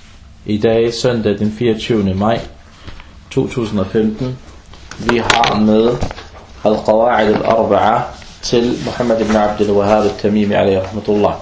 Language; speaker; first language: Danish; early bilingual, other home language; Arabic